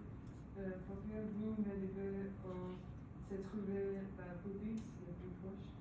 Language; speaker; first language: French; non-native, learner; English